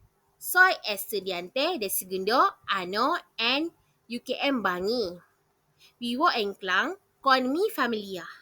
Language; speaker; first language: Spanish; non-native, learner; Malay